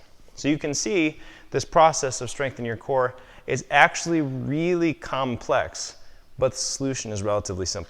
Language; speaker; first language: English; native; English